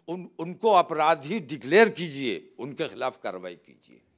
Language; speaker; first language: Hindi; native; Hindi